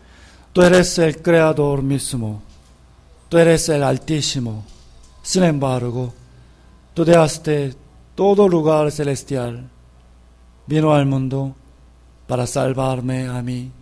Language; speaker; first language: Spanish; non-native, fluent; Korean